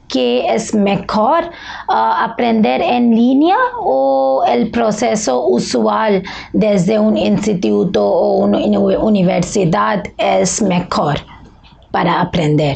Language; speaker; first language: Spanish; non-native, learner; Bangla